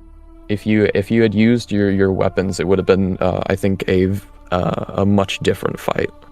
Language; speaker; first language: English; native; English